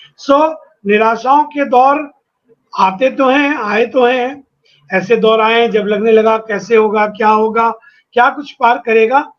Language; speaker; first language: Hindi; native; Hindi